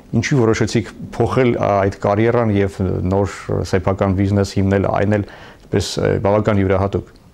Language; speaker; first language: Armenian; native; Armenian